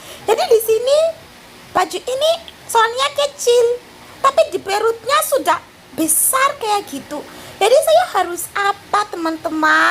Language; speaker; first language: Indonesian; non-native, learner; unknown